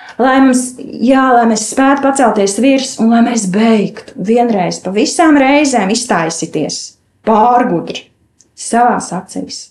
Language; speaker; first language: Latvian; native; Latvian